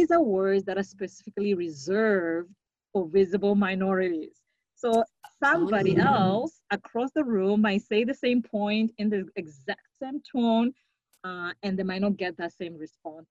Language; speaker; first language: English; non-native, local second language; Shona